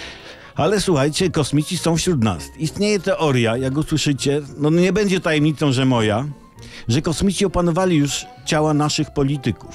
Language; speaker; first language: Polish; native; Polish